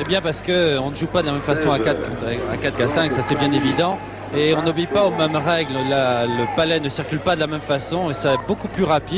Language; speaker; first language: French; native; French